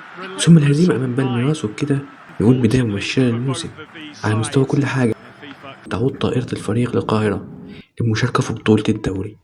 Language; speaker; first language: Arabic; native; Arabic